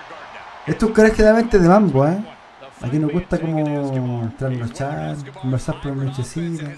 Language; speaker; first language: Spanish; native; Spanish